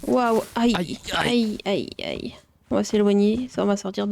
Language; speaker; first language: French; native; French